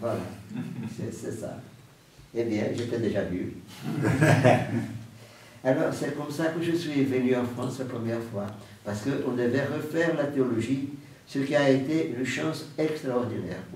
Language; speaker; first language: French; non-native, fluent; Portuguese